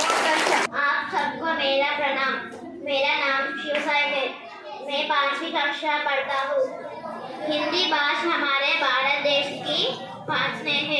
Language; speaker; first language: Hindi; non-native, local second language; Telugu